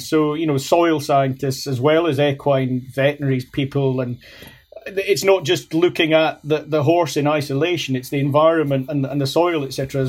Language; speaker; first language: English; native; English